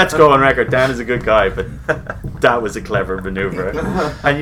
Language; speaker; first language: English; native; English